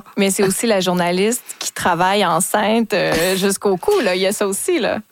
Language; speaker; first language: French; native; French